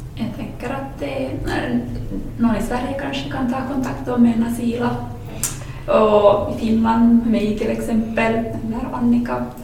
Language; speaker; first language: Swedish; native; Swedish